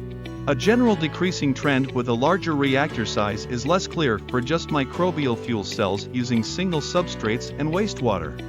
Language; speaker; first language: English; non-native, fluent; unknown